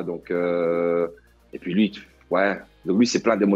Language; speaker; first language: French; native; French